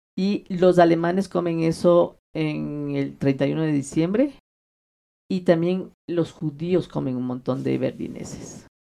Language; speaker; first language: Spanish; native; Spanish